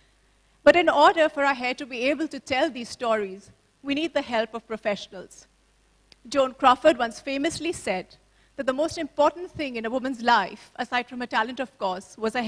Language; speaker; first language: English; non-native, local second language; Hindi